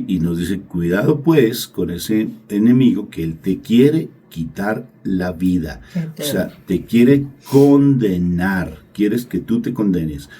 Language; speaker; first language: Spanish; native; Spanish